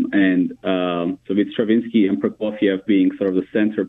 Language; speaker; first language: English; non-native, fluent; Armenian